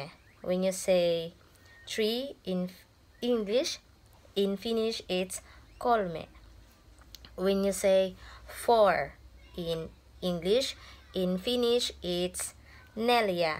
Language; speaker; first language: English; non-native, local second language; Filipino